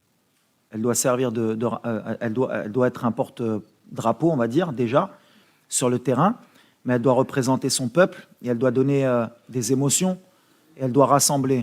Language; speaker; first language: French; native; French